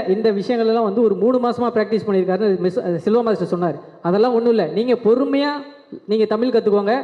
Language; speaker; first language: Tamil; native; Tamil